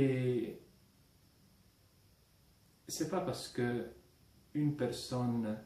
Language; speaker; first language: French; non-native, fluent; Italian